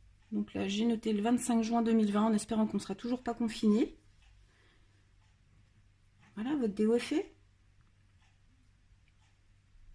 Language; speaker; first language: French; native; French